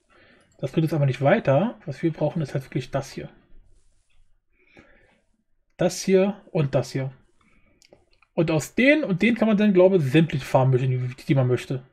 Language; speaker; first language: German; native; German